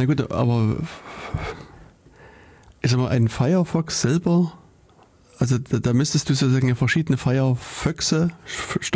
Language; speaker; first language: German; native; German